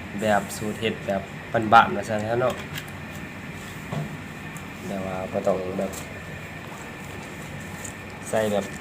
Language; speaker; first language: Thai; non-native, local second language; Northeastern Thai